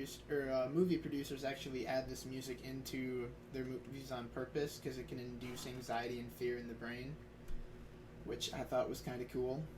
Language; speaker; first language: English; native; English